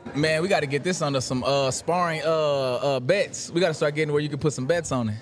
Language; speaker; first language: English; native; English